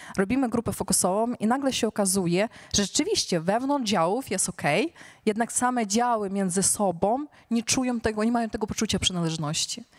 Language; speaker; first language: Polish; non-native, fluent; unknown